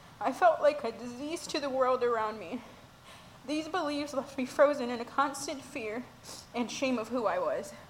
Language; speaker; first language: English; early bilingual, other home language; Spanish